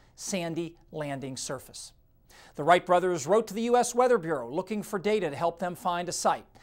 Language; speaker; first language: English; native; English